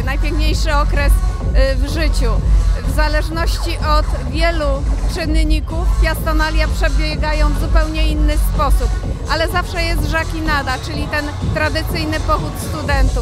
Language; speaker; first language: Polish; native; Polish